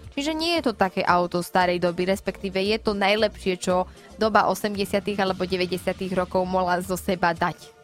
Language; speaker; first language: Slovak; native; Slovak